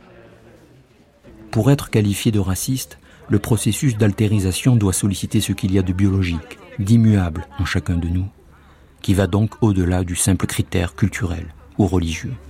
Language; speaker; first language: French; native; French